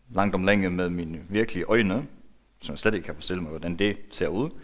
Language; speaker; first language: Danish; non-native, local second language; Faroese